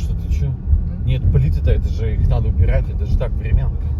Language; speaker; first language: Russian; native; Russian